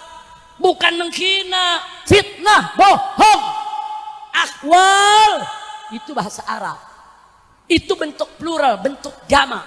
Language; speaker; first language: Indonesian; native; Indonesian